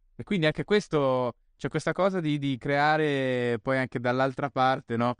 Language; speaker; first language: Italian; native; Italian